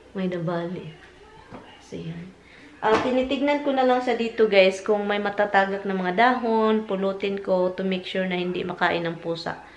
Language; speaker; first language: Filipino; non-native, local second language; Cebuano